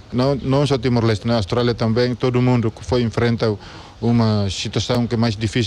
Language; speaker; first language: Portuguese; non-native, local second language; Tetum